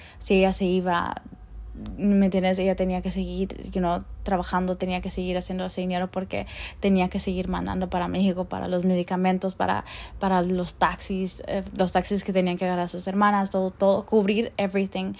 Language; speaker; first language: Spanish; early bilingual, heritage; Spanish